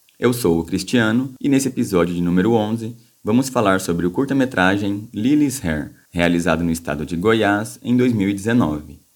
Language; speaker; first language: Portuguese; native; Portuguese